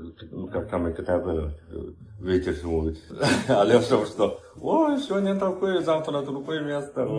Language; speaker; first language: Russian; non-native, learner; Chinese